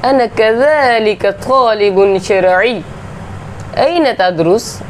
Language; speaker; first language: Arabic; non-native, learner; Urdu